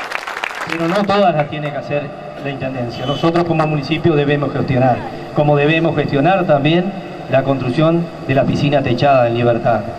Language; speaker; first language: Spanish; native; Spanish